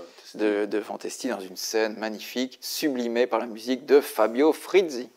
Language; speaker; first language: French; native; French